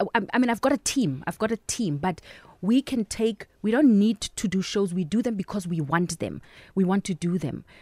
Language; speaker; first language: English; non-native, local second language; Southern Sotho